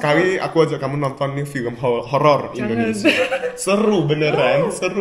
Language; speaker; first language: Indonesian; native; Indonesian